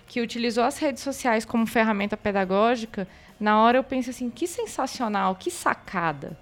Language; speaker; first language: Portuguese; native; Portuguese